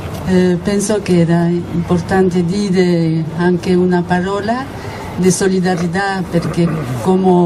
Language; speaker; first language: Italian; non-native, learner; Spanish